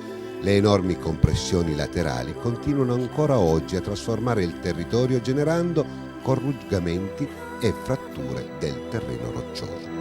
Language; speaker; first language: Italian; native; Italian